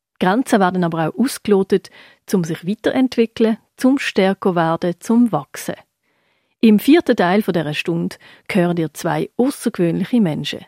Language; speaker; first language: German; native; German